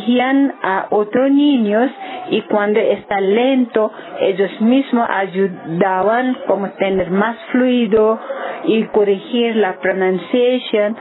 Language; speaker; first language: Spanish; non-native, learner; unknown